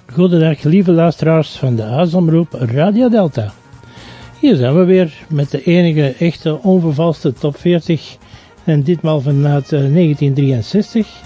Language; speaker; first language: Dutch; native; Dutch